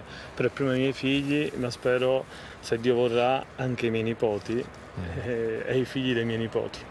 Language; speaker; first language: Italian; non-native, learner; English